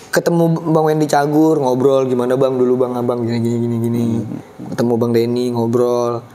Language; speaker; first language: Indonesian; native; Indonesian